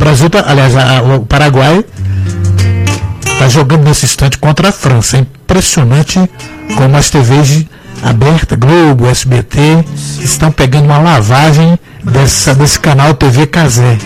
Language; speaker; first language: Portuguese; native; Portuguese